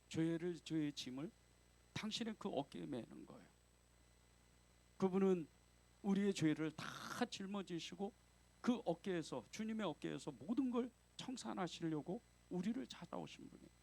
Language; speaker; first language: Korean; native; Korean